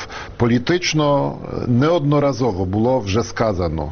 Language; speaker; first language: Ukrainian; non-native, fluent; Polish